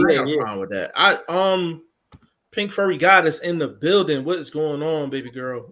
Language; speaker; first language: English; native; English